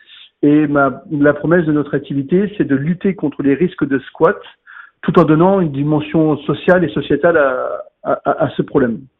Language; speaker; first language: French; native; French